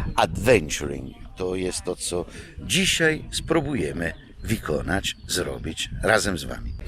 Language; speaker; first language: Polish; non-native, fluent; Italian